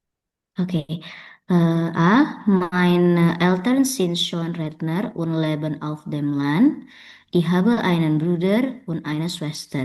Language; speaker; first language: German; non-native, learner; Indonesian